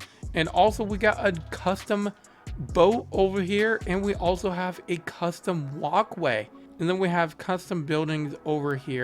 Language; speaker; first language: English; native; English